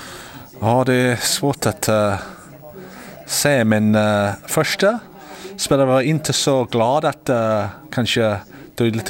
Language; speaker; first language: Swedish; non-native, learner; English